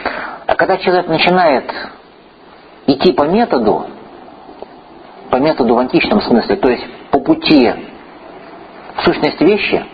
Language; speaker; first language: Russian; native; Russian